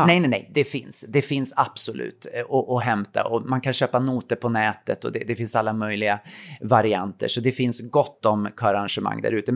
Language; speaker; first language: Swedish; native; Swedish